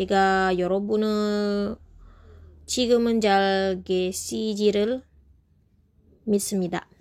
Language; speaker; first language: Korean; non-native, fluent; Indonesian